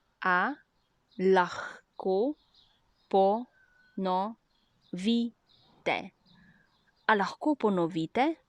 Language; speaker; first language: Slovenian; non-native, learner; Chinese